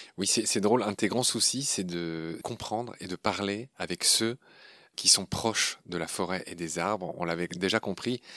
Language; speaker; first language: French; native; French